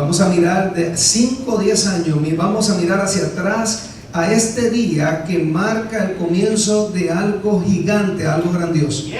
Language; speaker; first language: Spanish; native; Spanish